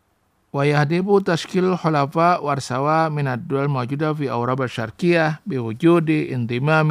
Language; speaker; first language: Arabic; non-native, fluent; Indonesian